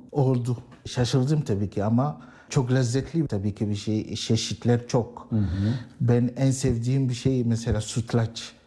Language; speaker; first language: Turkish; non-native, learner; Arabic